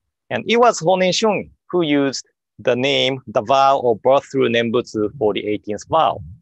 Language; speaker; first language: English; non-native, fluent; Japanese